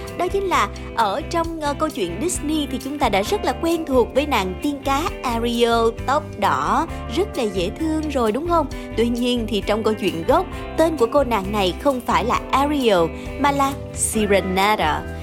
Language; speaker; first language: Vietnamese; native; Vietnamese